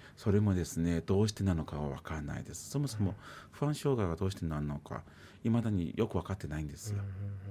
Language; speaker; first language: Japanese; native; Japanese